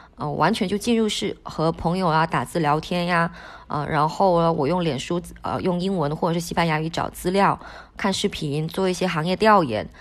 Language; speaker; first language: Chinese; non-native, local second language; Min Nan Chinese